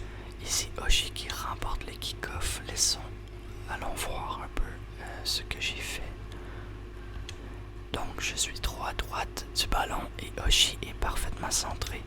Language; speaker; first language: French; native; French